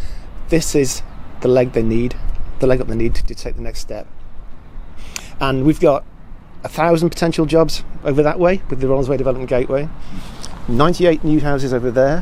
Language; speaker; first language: English; native; English